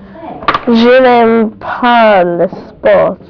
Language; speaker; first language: French; non-native, learner; English